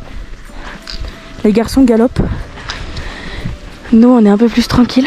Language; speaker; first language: French; native; French